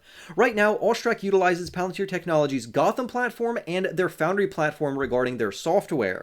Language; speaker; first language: English; native; English